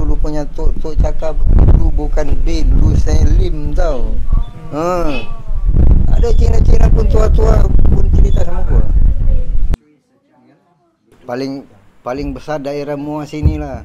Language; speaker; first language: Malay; non-native, local second language; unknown